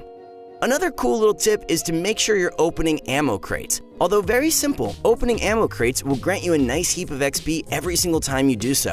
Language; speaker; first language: English; native; English